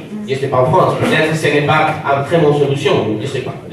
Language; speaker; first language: French; non-native, fluent; Spanish